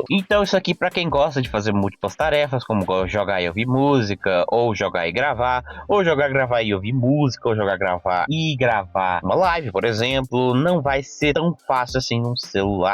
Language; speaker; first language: Portuguese; native; Portuguese